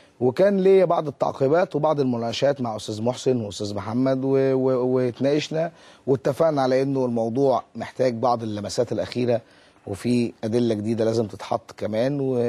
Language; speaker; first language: Arabic; native; Arabic